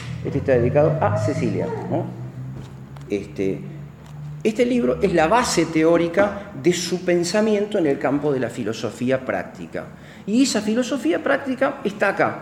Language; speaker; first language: Spanish; native; Spanish